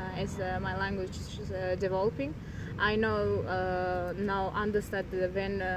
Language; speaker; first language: English; non-native, learner; Turkmen